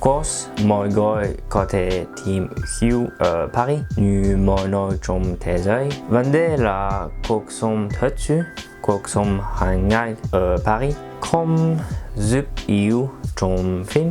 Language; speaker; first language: Vietnamese; non-native, learner; French